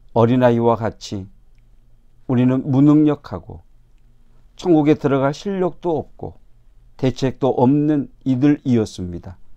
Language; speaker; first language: Korean; native; Korean